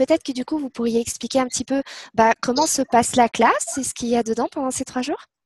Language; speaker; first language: French; native; French